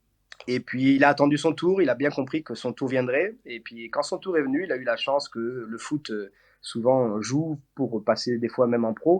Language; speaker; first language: French; native; French